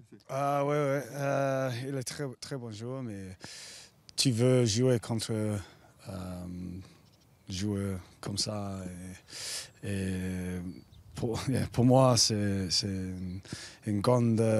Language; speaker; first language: French; non-native, learner; English